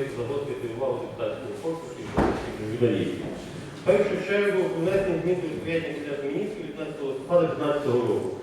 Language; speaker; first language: Ukrainian; native; Ukrainian